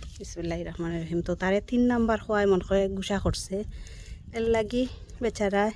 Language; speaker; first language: Assamese; native; Assamese